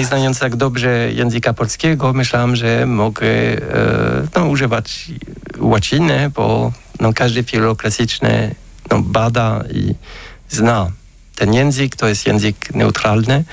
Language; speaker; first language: Polish; non-native, fluent; French